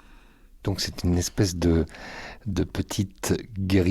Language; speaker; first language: French; native; French